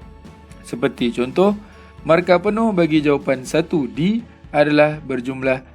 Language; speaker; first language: Malay; native; Malay